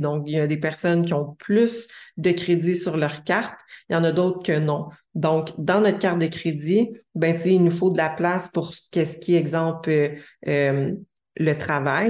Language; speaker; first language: French; native; French